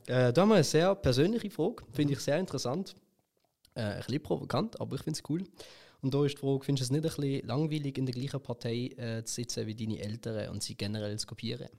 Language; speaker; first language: German; early bilingual, other home language; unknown